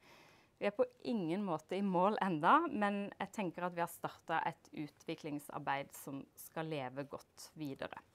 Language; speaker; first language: Norwegian; native; Norwegian